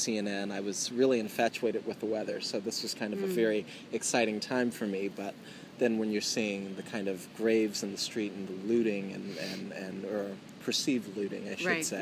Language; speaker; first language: English; native; English